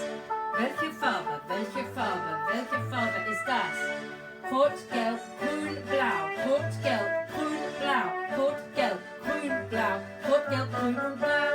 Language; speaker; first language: German; non-native, fluent; English